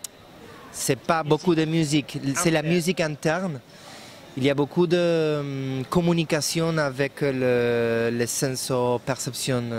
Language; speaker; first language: French; non-native, learner; Spanish